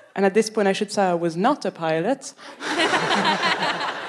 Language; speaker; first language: English; non-native, fluent; French